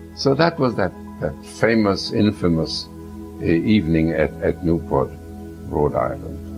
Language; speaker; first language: English; early bilingual, other home language; German